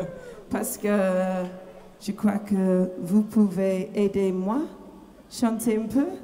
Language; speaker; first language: French; non-native, learner; English